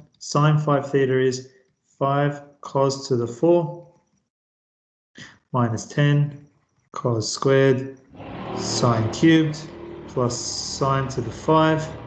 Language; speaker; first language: English; native; English